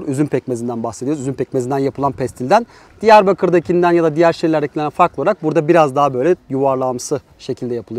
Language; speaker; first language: Turkish; native; Turkish